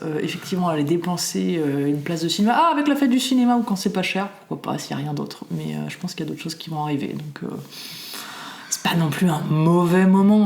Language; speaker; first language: French; native; French